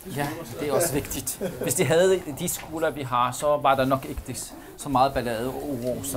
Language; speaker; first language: Danish; non-native, fluent; Arabic